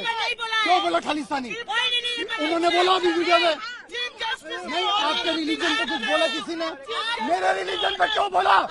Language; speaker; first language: Hindi; non-native, local second language; Punjabi